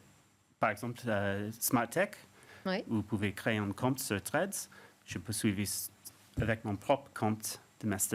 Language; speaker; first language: French; non-native, fluent; English